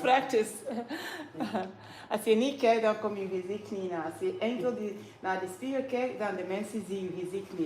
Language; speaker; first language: Dutch; non-native, fluent; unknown